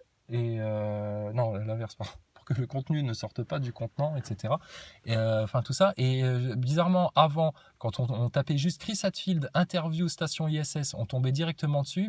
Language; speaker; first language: French; native; French